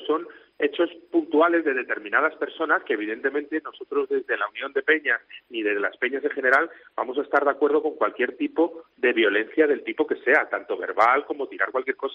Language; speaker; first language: Spanish; native; Spanish